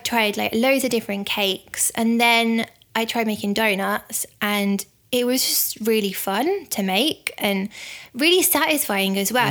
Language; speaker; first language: English; native; English